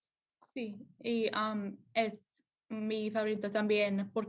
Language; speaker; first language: Spanish; non-native, learner; English